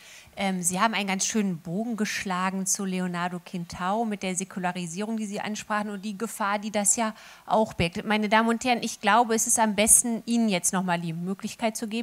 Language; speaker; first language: German; native; German